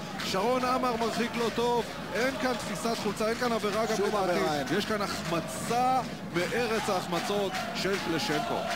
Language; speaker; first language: Hebrew; native; Hebrew